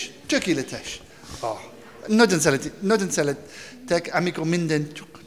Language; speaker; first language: Hungarian; non-native, learner; English